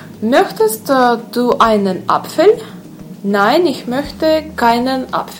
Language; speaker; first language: German; non-native, learner; Russian